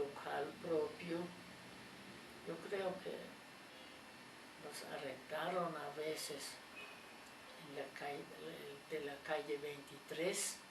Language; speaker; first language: Spanish; non-native, fluent; German